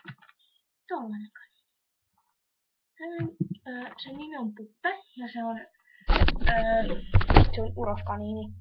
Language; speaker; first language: Finnish; native; Finnish